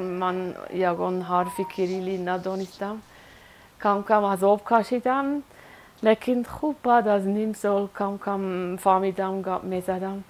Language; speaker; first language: Persian; non-native, fluent; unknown